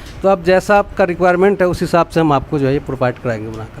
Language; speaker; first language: Hindi; native; Hindi